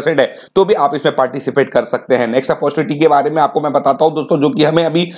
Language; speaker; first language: Hindi; native; Hindi